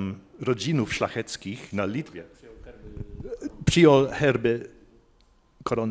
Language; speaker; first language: Polish; non-native, fluent; English